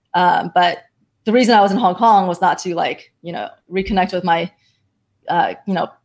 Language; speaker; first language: English; early bilingual, other home language; Chinese